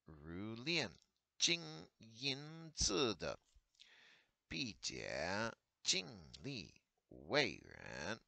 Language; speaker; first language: Chinese; non-native, fluent; English